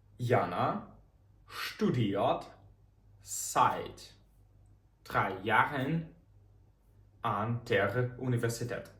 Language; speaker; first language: German; non-native, fluent; Ukrainian